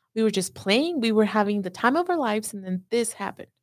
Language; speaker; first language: English; non-native, fluent; Spanish